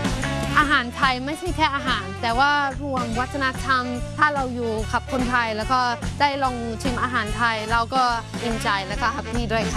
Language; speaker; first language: Thai; non-native, fluent; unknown